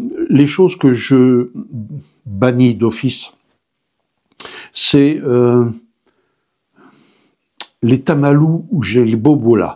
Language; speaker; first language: French; native; French